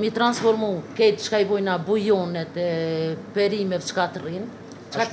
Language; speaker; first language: Albanian; native; Albanian